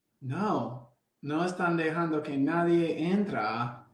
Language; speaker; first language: Spanish; non-native, fluent; English